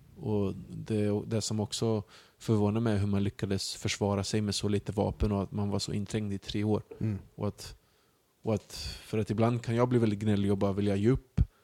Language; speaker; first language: Swedish; early bilingual, other home language; Bosnian